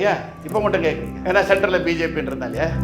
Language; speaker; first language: Tamil; native; Tamil